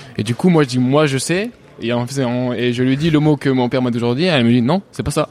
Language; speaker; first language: French; early bilingual, other home language; Bulgarian